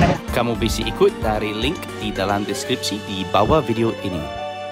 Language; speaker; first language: Indonesian; non-native, fluent; English